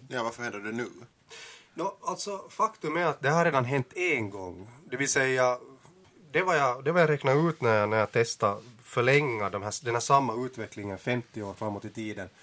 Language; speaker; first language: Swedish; native; Swedish